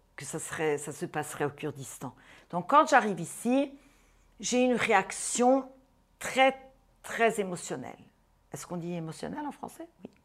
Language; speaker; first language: French; non-native, fluent; Portuguese